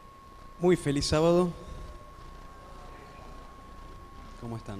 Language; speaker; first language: Spanish; native; Spanish